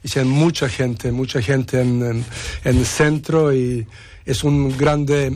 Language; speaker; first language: Spanish; non-native, learner; Serbian